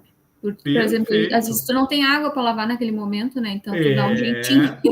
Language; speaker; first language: Portuguese; native; Portuguese